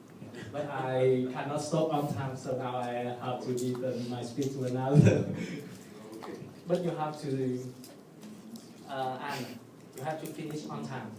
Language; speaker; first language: English; non-native, learner; Vietnamese